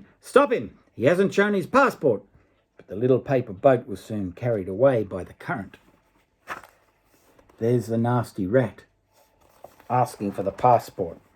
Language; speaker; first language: English; native; English